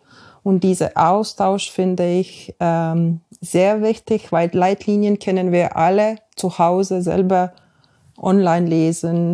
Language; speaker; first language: German; non-native, fluent; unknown